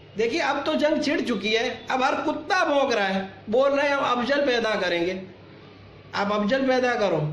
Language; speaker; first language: Hindi; non-native, local second language; Gujarati